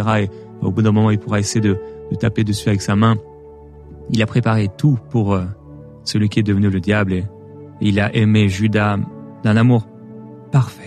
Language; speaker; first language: French; native; French